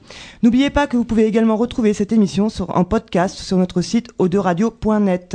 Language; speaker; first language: French; native; French